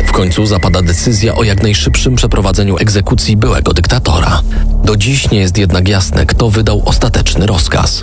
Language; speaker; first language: Polish; native; Polish